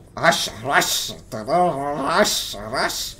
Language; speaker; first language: German; non-native, learner; Portuguese